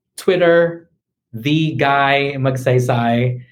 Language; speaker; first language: English; native; English